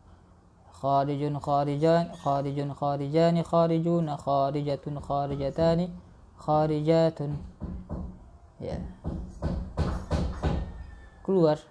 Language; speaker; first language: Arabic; non-native, fluent; Indonesian